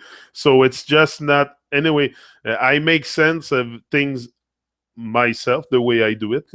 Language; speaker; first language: English; non-native, fluent; French